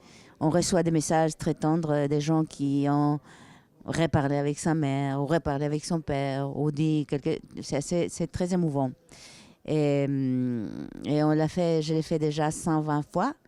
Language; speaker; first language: French; non-native, fluent; Spanish